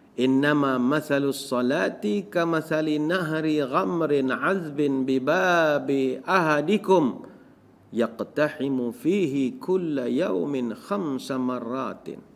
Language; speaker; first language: Malay; native; Malay